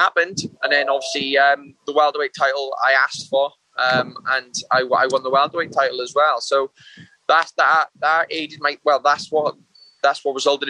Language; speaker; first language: English; native; English